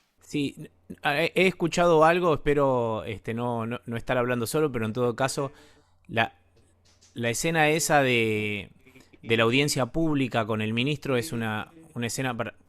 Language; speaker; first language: Spanish; native; Spanish